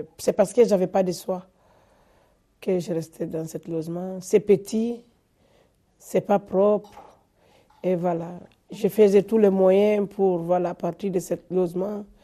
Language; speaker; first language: French; non-native, local second language; Fula